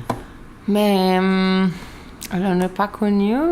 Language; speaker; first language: French; non-native, learner; Lithuanian